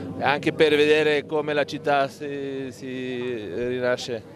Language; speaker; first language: Italian; non-native, fluent; German